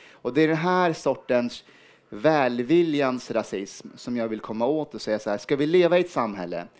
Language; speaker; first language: Swedish; early bilingual, other home language; Persian